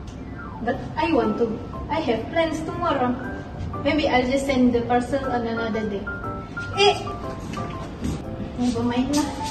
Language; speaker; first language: English; non-native, local second language; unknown